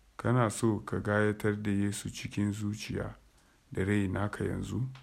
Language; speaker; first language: Hausa; non-native, local second language; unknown